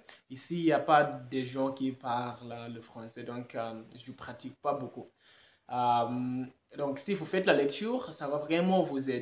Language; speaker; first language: French; non-native, fluent; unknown